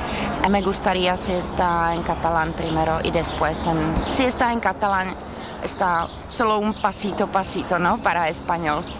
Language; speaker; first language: Spanish; non-native, learner; Czech